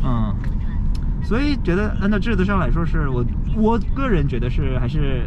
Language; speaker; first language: Chinese; early bilingual, other home language; Korean